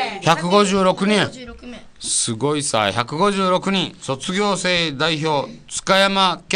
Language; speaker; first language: Japanese; native; Japanese